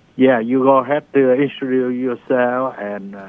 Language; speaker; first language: English; non-native, learner; Vietnamese